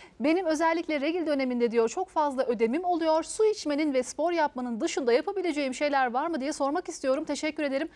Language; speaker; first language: Turkish; native; Turkish